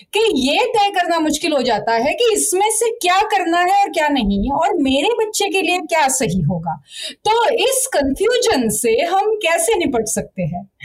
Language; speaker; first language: Hindi; non-native, local second language; Marathi